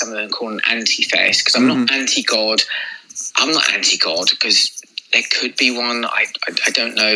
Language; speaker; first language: English; native; English